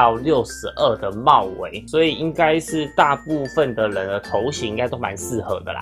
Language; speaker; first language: Chinese; native; Chinese